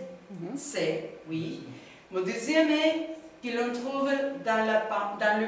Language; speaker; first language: French; non-native, learner; Spanish